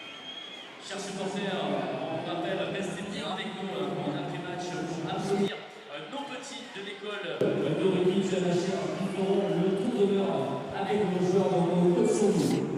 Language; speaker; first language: French; native; French